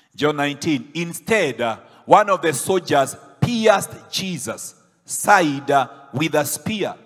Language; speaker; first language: English; non-native, local second language; Swahili